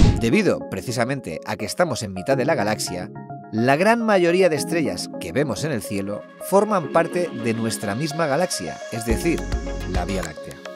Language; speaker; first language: Spanish; native; Spanish